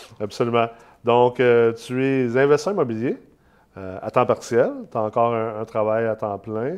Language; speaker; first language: French; native; French